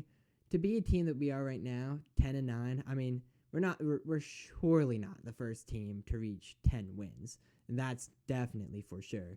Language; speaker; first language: English; native; English